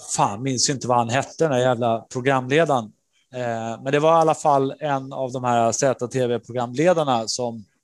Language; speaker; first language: Swedish; early bilingual, other home language; Spanish